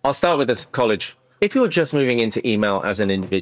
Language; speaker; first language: English; non-native, local second language; Akan